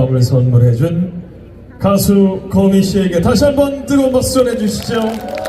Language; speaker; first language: Korean; native; Korean